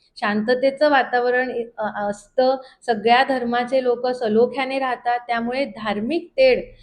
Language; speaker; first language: Marathi; native; Marathi